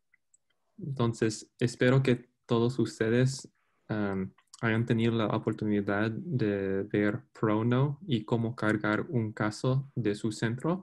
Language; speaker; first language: Spanish; non-native, fluent; English